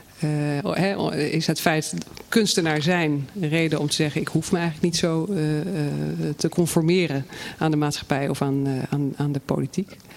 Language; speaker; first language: Dutch; native; Dutch